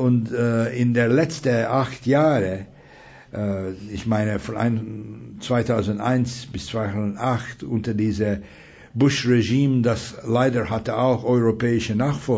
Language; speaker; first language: German; non-native, fluent; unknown